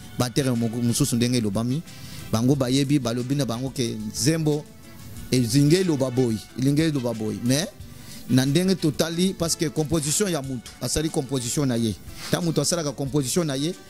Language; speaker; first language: Lingala; non-native, local second language; Luba-Lulua